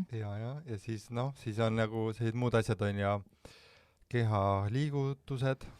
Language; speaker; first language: Estonian; native; Estonian